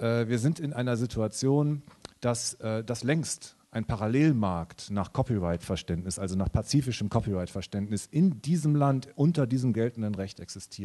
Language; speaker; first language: German; native; German